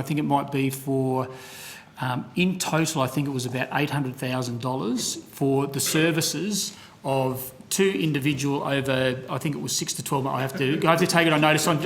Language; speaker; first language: English; native; English